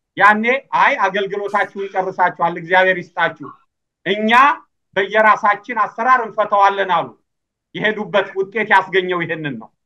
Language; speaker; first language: Amharic; native; Amharic